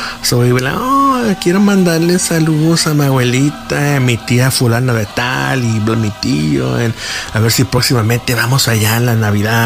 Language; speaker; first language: Spanish; early bilingual, heritage; Spanish